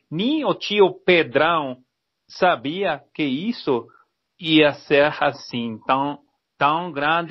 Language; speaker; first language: Portuguese; non-native, learner; Spanish